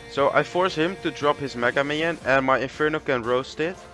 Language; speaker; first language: English; non-native, fluent; Dutch